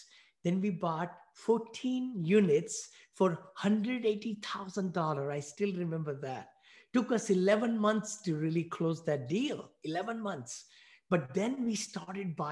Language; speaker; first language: English; non-native, local second language; Hindi